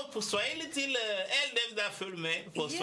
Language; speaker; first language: Danish; early bilingual, other home language; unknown